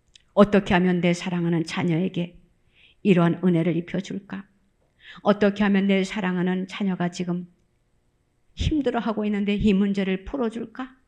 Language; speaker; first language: Korean; native; Korean